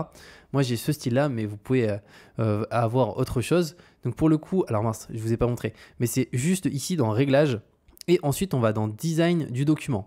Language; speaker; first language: French; native; French